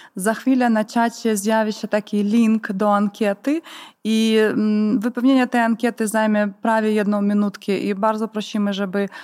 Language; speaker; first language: Polish; non-native, fluent; Ukrainian